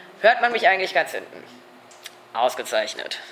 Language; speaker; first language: German; native; German